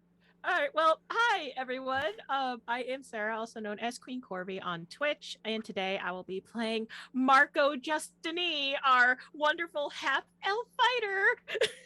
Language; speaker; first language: English; native; English